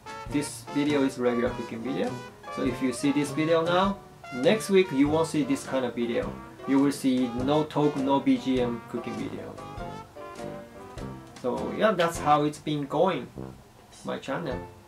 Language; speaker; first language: English; non-native, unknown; Japanese